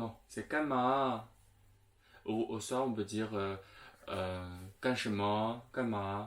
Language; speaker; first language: French; non-native, fluent; Chinese